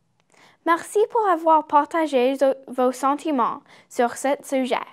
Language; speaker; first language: French; non-native, learner; English